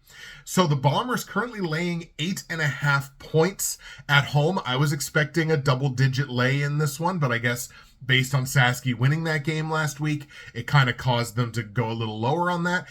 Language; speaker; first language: English; native; English